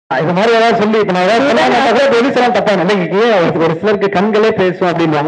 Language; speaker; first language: Tamil; native; Tamil